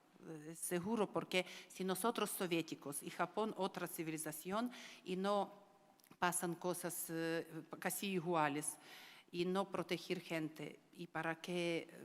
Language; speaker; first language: Spanish; non-native, learner; Ukrainian